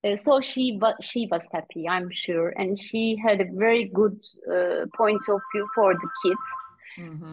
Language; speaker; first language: English; non-native, fluent; Turkish